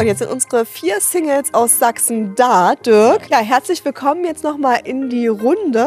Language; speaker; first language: German; native; German